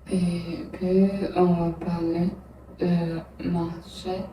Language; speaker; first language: French; non-native, learner; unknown